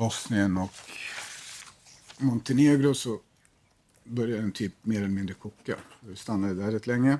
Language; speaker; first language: Swedish; native; Swedish